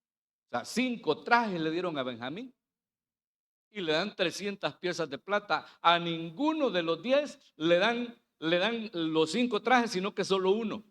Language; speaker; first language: Spanish; native; Spanish